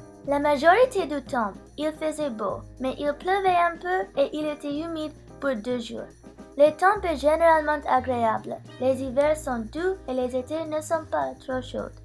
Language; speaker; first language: French; non-native, learner; English